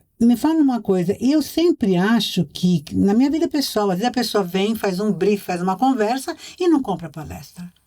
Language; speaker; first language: Portuguese; native; Portuguese